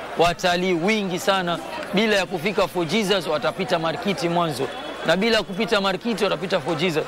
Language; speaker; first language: Swahili; native; Swahili